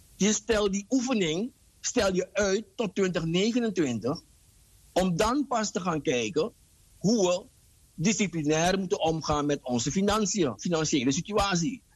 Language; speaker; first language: Dutch; native; Dutch